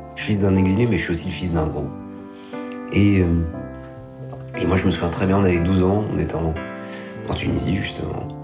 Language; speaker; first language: French; native; French